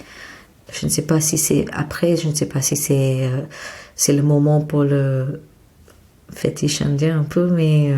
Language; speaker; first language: French; non-native, fluent; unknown